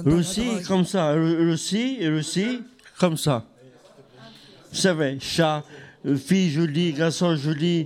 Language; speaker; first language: French; non-native, learner; Albanian